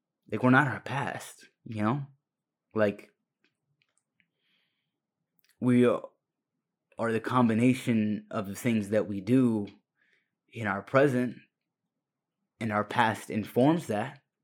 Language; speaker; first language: English; early bilingual, other home language; Spanish